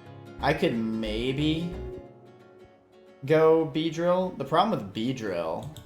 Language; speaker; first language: English; native; English